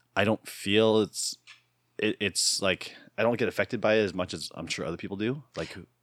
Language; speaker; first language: English; native; English